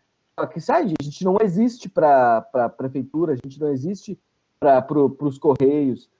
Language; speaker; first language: Portuguese; native; Portuguese